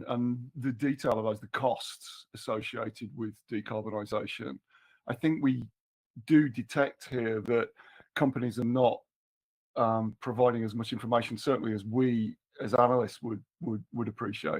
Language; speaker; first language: English; native; English